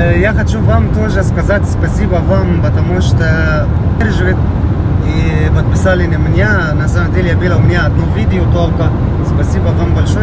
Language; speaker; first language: Russian; non-native, learner; Arabic